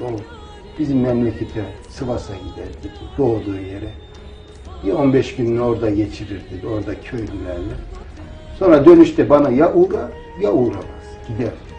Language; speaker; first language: Turkish; native; Turkish